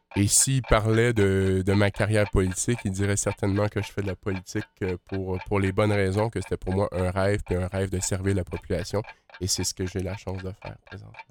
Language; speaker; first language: French; native; French